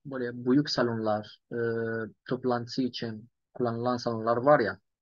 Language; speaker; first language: Turkish; non-native, fluent; Yoruba